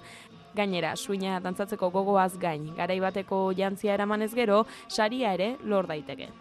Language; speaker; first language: Basque; native; Basque